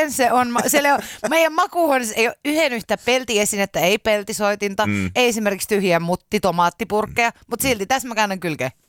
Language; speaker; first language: Finnish; native; Finnish